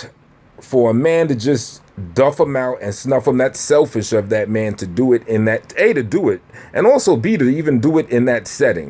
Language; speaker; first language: English; native; English